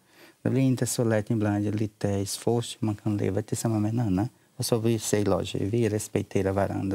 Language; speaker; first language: Swedish; non-native, learner; Portuguese